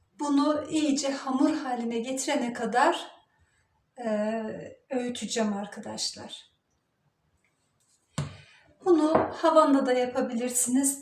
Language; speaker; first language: Turkish; native; Turkish